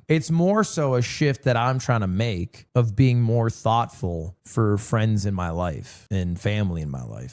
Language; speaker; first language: English; native; English